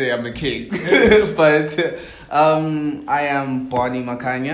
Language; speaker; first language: English; non-native, local second language; Swati